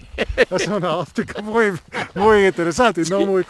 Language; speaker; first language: Spanish; non-native, learner; English